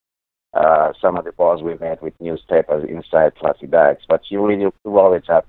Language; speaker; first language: English; non-native, local second language; North Ndebele